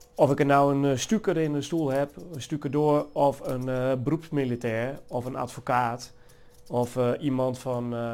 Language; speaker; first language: Dutch; native; Dutch